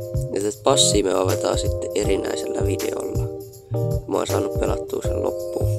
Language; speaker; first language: Finnish; native; Finnish